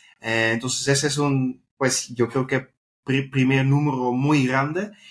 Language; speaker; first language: Spanish; non-native, fluent; Dutch